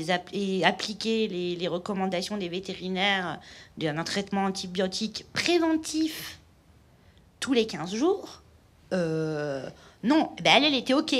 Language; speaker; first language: French; native; French